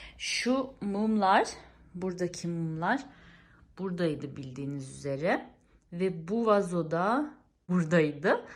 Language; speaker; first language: Turkish; early bilingual, heritage; Turkish